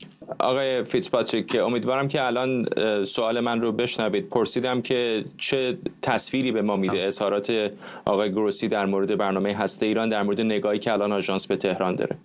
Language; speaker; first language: Persian; native; Persian